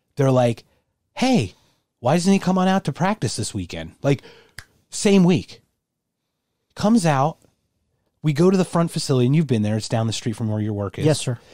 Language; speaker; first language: English; native; English